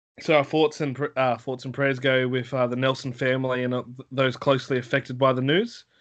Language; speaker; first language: English; native; English